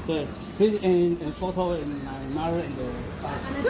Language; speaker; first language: English; non-native, learner; Chinese